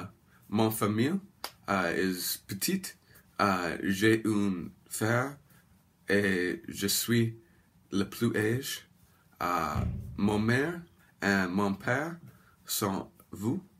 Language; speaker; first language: French; non-native, learner; English